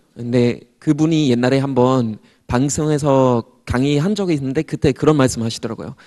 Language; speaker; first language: Korean; non-native, fluent; German